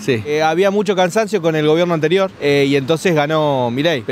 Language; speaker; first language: Spanish; native; Spanish